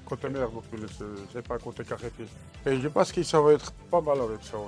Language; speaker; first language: French; non-native, learner; Georgian